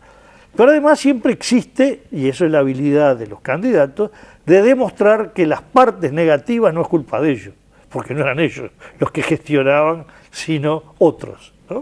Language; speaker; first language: Spanish; native; Spanish